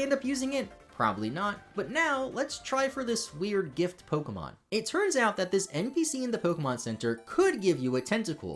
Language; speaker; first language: English; native; English